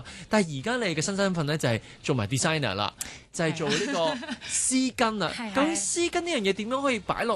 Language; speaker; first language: Cantonese; native; Cantonese